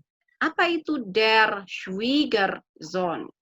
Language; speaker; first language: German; non-native, fluent; Indonesian